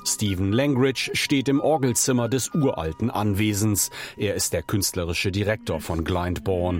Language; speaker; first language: German; native; German